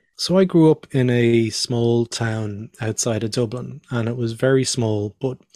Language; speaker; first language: English; native; English